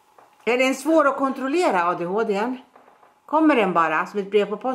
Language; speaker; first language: Swedish; native; Swedish